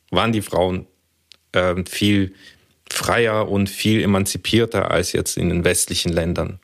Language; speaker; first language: German; early bilingual, other home language; Russian